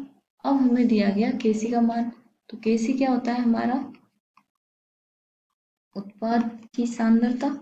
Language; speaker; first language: Hindi; native; Hindi